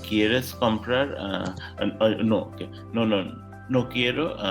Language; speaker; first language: Spanish; non-native, learner; English